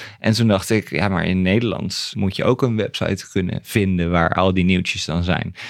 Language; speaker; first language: Dutch; native; Dutch